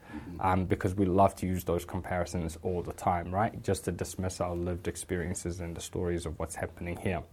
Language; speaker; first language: English; native; English